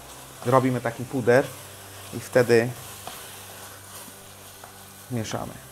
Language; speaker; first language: Polish; non-native, learner; Hindi